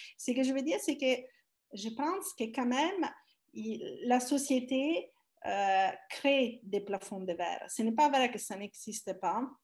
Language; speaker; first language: French; non-native, fluent; Italian